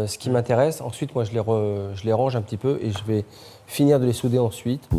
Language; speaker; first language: French; native; French